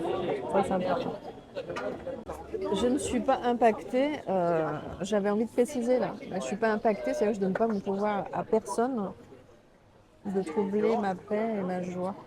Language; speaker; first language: French; native; French